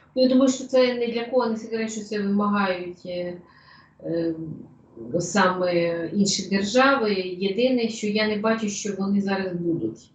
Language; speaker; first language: Ukrainian; non-native, local second language; Russian